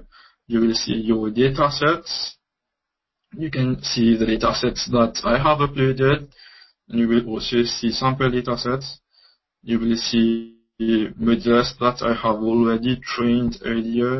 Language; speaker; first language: English; non-native, local second language; Morisyen